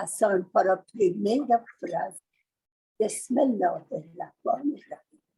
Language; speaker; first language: Portuguese; non-native, learner; Persian